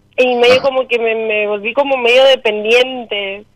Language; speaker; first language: Spanish; native; Spanish